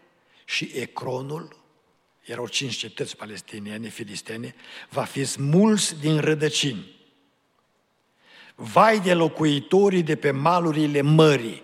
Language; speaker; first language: Romanian; native; Romanian